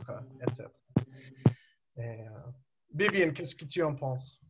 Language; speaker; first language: French; non-native, learner; English